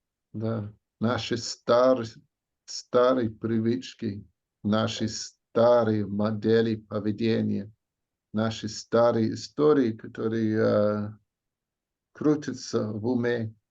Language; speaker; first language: Russian; non-native, fluent; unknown